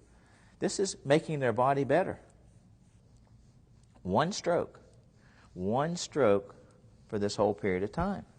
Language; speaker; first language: English; native; English